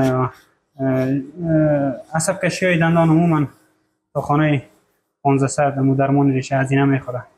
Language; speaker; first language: Persian; native; Persian